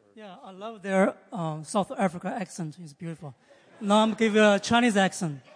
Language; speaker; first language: English; non-native, learner; Chinese